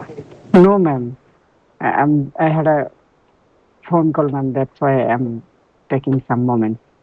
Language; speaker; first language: English; non-native, learner; Bangla